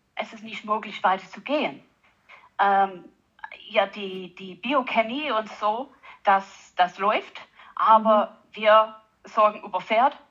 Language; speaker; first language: German; non-native, fluent; English